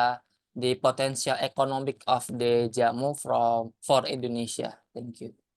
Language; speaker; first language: English; non-native, learner; Indonesian